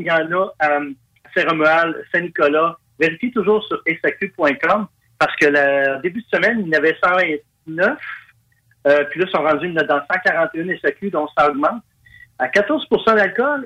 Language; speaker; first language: French; native; French